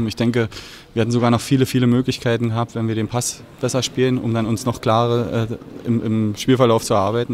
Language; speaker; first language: German; native; German